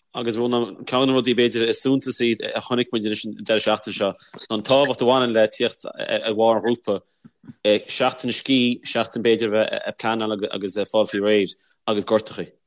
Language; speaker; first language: Irish; native; Irish